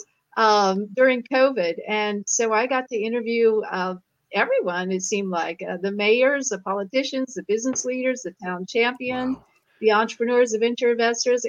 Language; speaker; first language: English; native; English